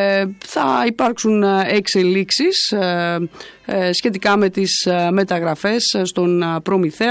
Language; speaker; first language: Greek; native; Greek